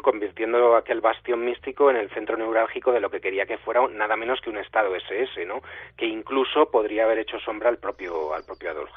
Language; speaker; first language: Spanish; native; Spanish